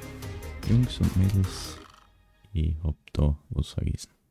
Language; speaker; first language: German; native; German